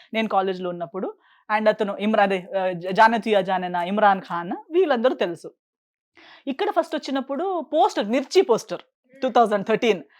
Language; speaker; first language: Telugu; non-native, fluent; Konkani